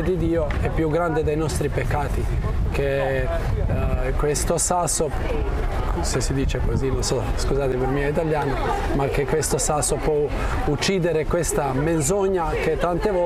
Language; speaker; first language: Italian; non-native, fluent; Croatian